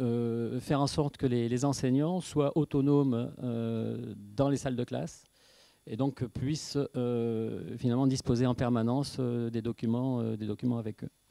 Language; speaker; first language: French; native; French